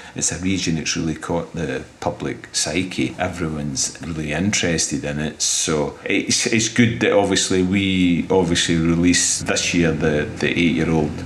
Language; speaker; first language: English; native; English